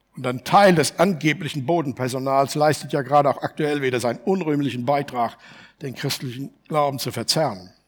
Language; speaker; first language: German; native; German